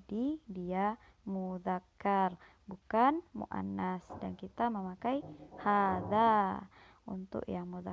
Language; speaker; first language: Indonesian; native; Indonesian